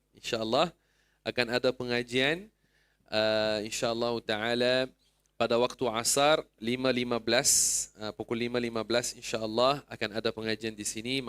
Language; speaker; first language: Malay; non-native, fluent; Arabic